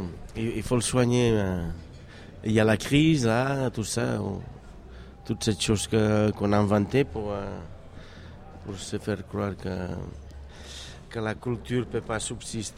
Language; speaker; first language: French; non-native, fluent; Catalan